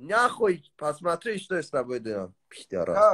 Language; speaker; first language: Russian; non-native, learner; Tajik